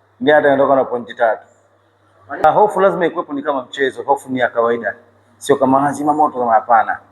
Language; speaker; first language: Swahili; native; Swahili